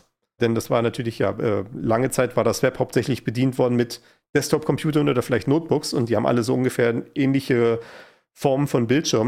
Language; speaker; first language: German; native; German